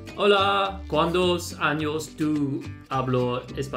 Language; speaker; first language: Spanish; non-native, learner; English